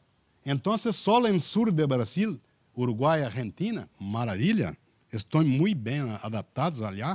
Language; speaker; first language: Spanish; non-native, learner; Portuguese